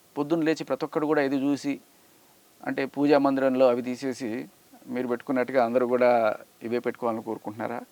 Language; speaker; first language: Telugu; native; Telugu